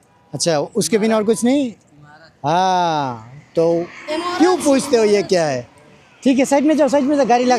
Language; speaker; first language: Hindi; non-native, learner; Bangla